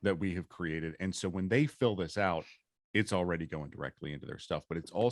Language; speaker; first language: English; native; English